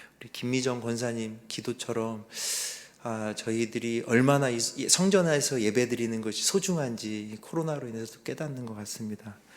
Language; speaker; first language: Korean; native; Korean